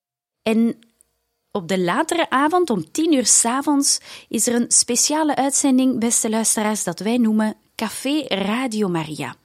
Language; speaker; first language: Dutch; native; Dutch